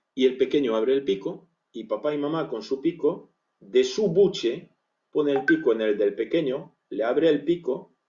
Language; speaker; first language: Spanish; early bilingual, other home language; French